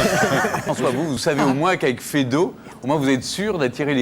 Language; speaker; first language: French; native; French